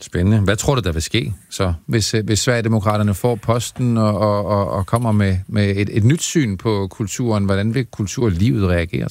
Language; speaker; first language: Danish; native; Danish